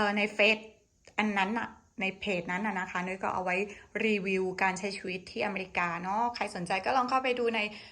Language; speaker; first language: Thai; native; Thai